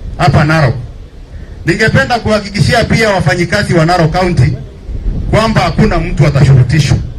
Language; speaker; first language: Swahili; non-native, local second language; Masai